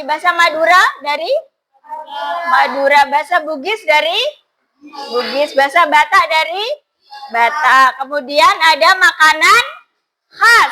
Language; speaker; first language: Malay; non-native, local second language; Javanese